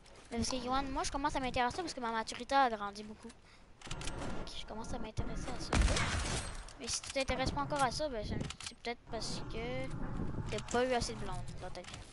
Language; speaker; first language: French; native; French